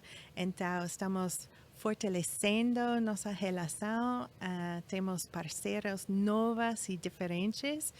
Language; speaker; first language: Portuguese; non-native, fluent; English